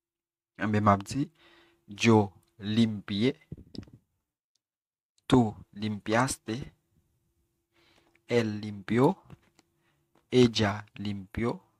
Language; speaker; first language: Spanish; non-native, fluent; Haitian Creole